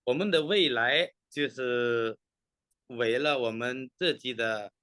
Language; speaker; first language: Chinese; non-native, fluent; Indonesian